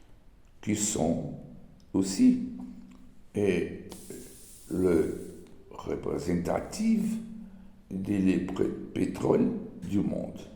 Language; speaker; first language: French; non-native, learner; Portuguese